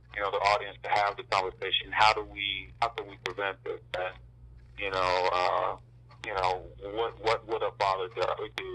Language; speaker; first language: English; native; English